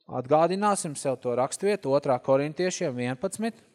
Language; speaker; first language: Latvian; native; Latvian